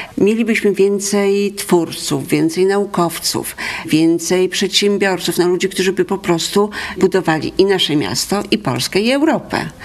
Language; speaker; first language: Polish; native; Polish